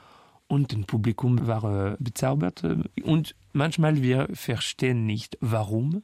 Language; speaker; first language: German; non-native, fluent; French